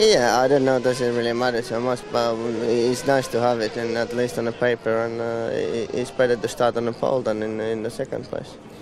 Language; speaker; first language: English; non-native, fluent; Finnish